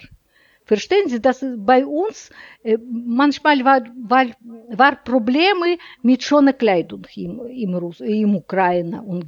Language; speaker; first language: German; non-native, learner; Russian